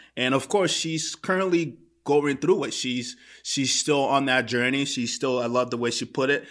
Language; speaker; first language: English; native; English